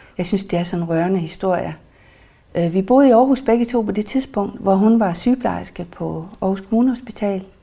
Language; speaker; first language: Danish; native; Danish